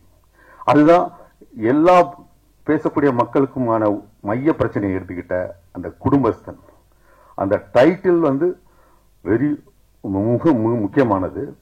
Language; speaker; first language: Tamil; native; Tamil